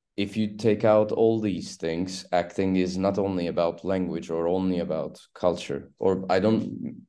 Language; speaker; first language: English; non-native, fluent; Turkish